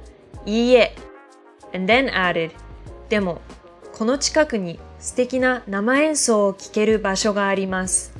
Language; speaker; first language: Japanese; non-native, fluent; English